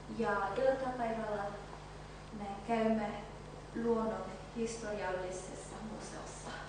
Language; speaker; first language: Finnish; non-native, learner; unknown